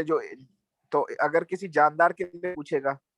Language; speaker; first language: Urdu; native; Urdu